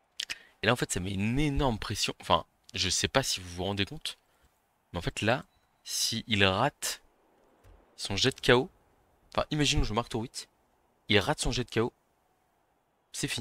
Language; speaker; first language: French; native; French